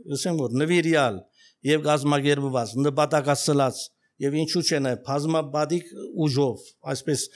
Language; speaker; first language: Armenian; early bilingual, heritage; Armenian